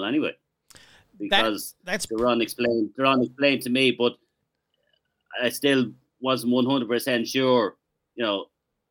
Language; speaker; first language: English; native; English